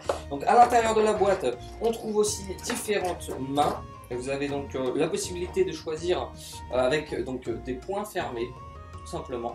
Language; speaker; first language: French; native; French